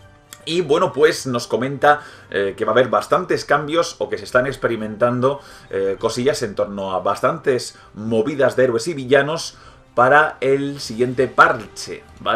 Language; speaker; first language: Spanish; native; Spanish